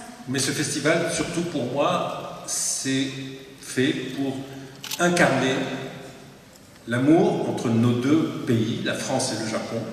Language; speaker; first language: French; native; French